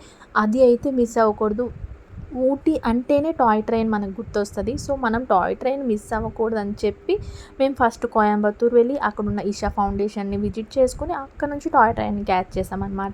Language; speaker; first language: Telugu; native; Telugu